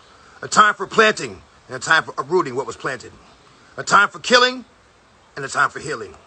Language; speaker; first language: English; native; English